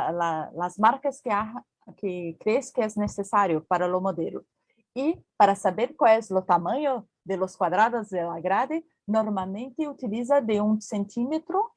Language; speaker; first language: Spanish; non-native, learner; Portuguese